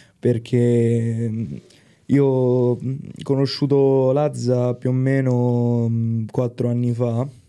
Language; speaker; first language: Italian; early bilingual, other home language; Spanish